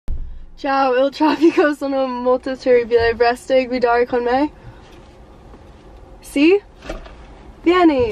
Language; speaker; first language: Italian; non-native, learner; English